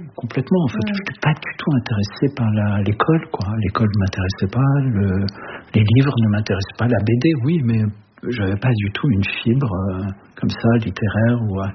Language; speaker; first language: French; early bilingual, other home language; Arabic